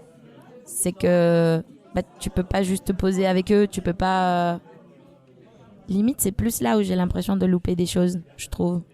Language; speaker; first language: French; non-native, fluent; Spanish